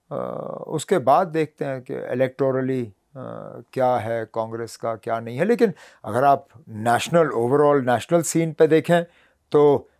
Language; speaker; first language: Hindi; non-native, local second language; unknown